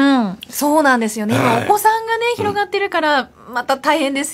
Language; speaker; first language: Japanese; native; Japanese